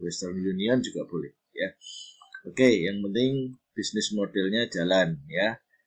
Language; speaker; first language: Indonesian; native; Indonesian